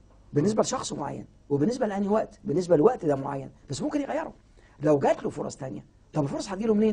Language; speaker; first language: Arabic; native; Arabic